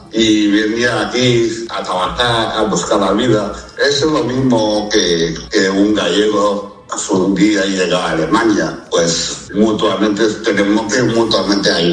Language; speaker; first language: Spanish; non-native, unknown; Chinese